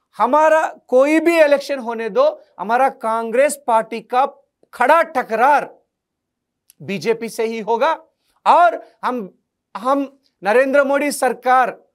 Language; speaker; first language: Hindi; non-native, local second language; Telugu